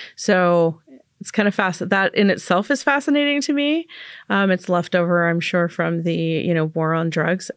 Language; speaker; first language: English; native; English